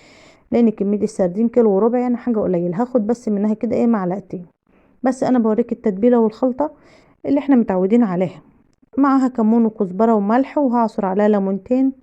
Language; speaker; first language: Arabic; native; Arabic